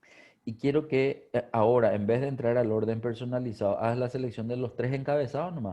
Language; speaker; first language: Spanish; native; Spanish